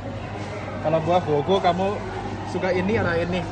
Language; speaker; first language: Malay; non-native, learner; Cantonese